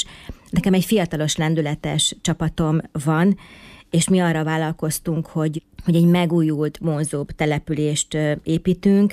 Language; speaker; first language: Hungarian; native; Hungarian